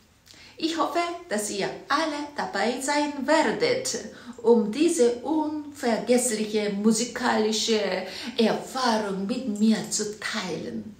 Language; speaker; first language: German; non-native, fluent; Korean